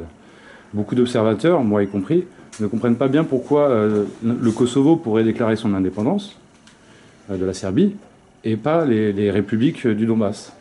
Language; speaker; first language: French; native; French